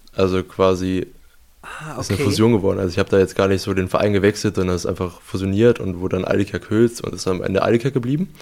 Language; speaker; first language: German; native; German